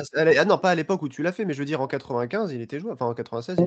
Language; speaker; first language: French; native; French